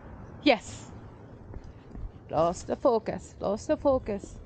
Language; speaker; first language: English; non-native, fluent; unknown